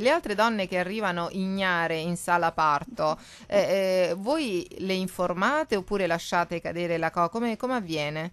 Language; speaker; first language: Italian; native; Italian